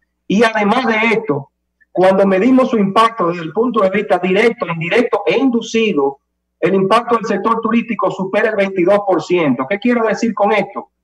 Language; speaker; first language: Spanish; native; Spanish